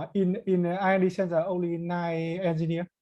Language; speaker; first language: English; non-native, learner; Vietnamese